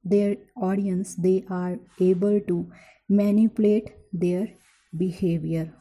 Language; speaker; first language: English; non-native, local second language; Punjabi